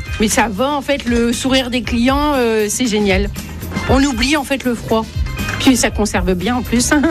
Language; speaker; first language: French; native; French